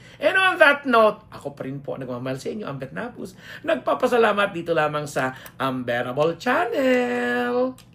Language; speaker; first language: Filipino; non-native, local second language; Bikol